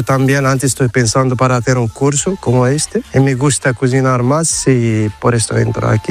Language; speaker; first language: Spanish; non-native, learner; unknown